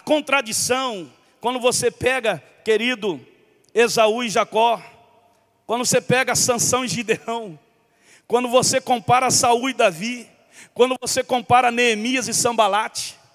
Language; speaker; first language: Portuguese; native; Portuguese